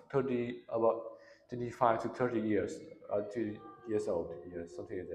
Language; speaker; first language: English; non-native, learner; Vietnamese